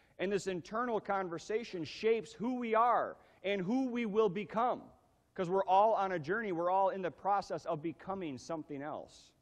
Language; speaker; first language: English; native; English